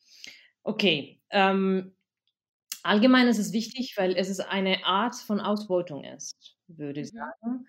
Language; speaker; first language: German; non-native, fluent; Spanish